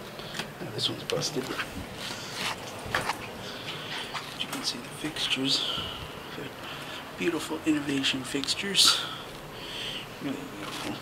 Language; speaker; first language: English; native; English